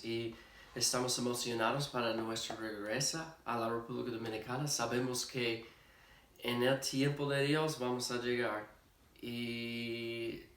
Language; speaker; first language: Spanish; non-native, fluent; English